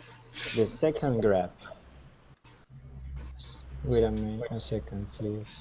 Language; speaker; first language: English; non-native, learner; Spanish